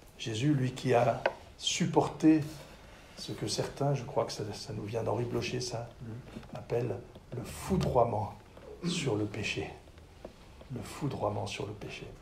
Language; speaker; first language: French; native; French